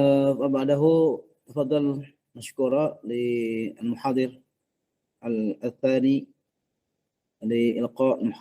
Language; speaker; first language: Arabic; non-native, fluent; Indonesian